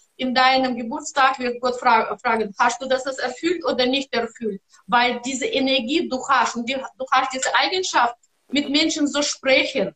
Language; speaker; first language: German; non-native, learner; Russian